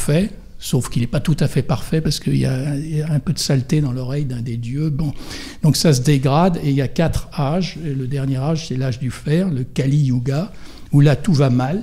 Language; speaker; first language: French; native; French